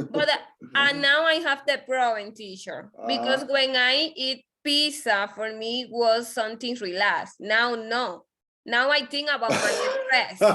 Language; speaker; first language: English; non-native, learner; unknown